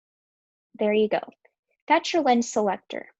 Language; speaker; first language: English; native; English